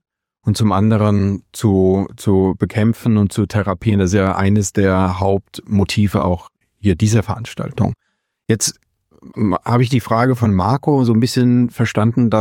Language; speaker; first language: German; native; German